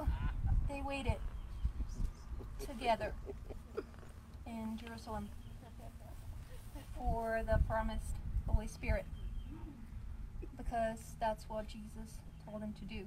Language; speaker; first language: English; non-native, fluent; Bulgarian